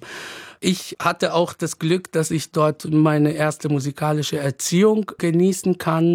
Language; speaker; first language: German; non-native, fluent; Arabic